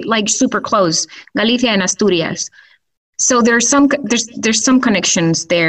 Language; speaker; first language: English; non-native, fluent; Spanish